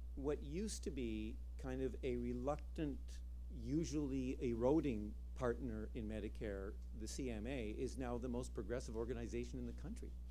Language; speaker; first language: English; native; English